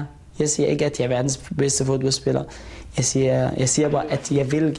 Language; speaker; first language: Danish; non-native, fluent; Arabic